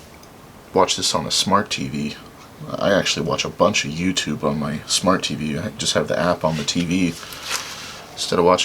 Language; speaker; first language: English; native; English